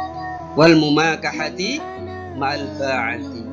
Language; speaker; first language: Arabic; non-native, fluent; Javanese